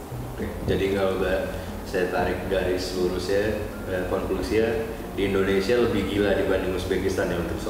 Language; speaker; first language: Indonesian; native; Indonesian